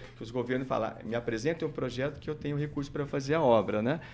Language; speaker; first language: Portuguese; native; Portuguese